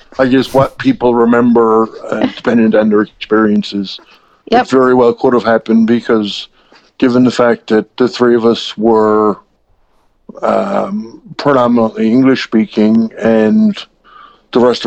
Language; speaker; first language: English; native; English